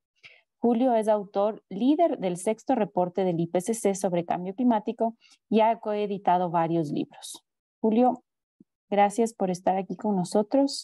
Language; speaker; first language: Spanish; native; Spanish